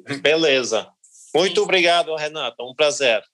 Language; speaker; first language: Portuguese; non-native, learner; Norwegian